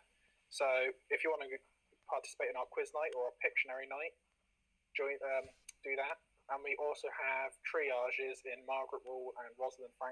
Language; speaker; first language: English; native; English